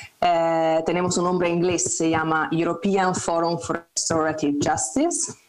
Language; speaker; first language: Spanish; non-native, fluent; Italian